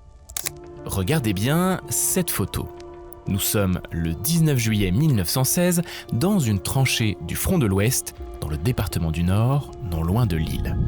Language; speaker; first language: French; native; French